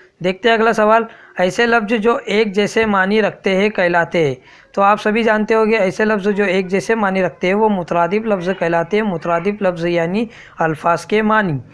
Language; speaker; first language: Urdu; native; Urdu